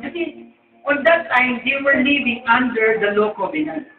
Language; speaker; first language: English; non-native, local second language; Filipino